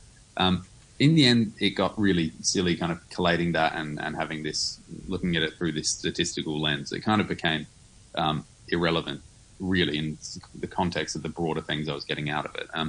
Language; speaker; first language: English; native; English